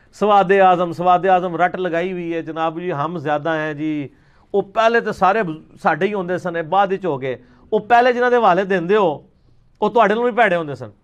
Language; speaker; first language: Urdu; non-native, local second language; Punjabi